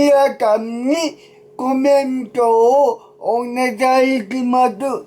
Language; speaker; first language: Japanese; non-native, learner; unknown